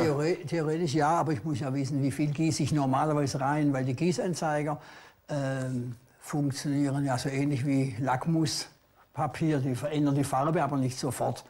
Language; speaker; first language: German; native; German